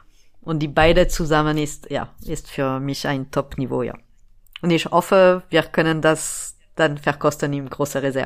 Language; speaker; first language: German; non-native, fluent; French